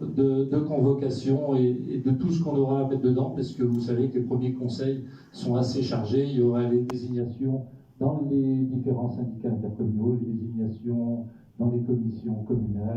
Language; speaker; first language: French; native; French